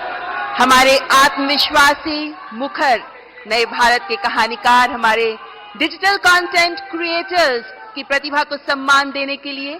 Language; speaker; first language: Hindi; native; Hindi